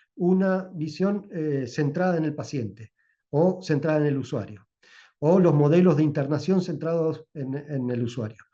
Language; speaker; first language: Spanish; native; Spanish